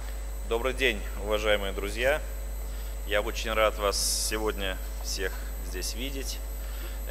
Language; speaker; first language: Russian; native; Russian